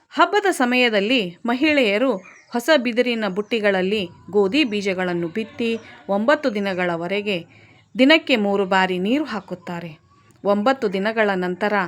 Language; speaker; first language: Kannada; non-native, local second language; Lambadi